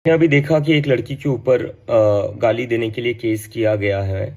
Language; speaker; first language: Hindi; native; Hindi